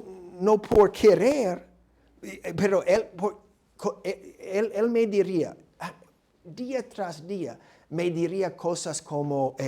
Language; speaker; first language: Spanish; non-native, fluent; English